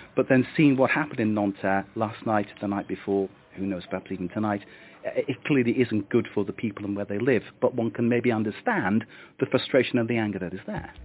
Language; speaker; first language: English; native; English